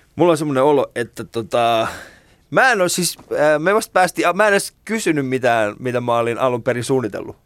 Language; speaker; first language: Finnish; early bilingual, other home language; Persian